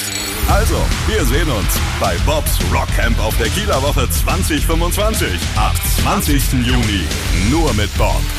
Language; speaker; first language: German; native; German